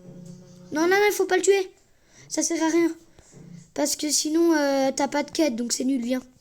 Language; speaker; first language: French; native; French